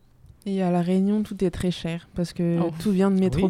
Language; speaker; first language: French; native; French